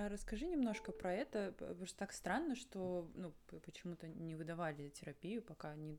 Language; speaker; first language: Russian; native; Russian